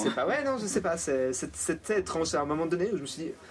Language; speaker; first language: French; native; French